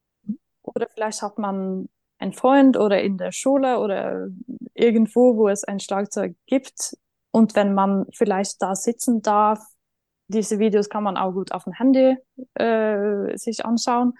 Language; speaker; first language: German; non-native, fluent; Norwegian